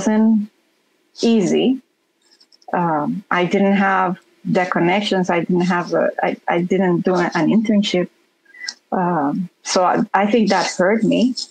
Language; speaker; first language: English; non-native, fluent; Spanish